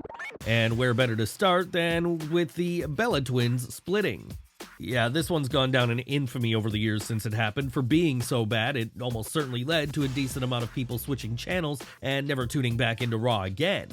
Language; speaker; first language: English; native; English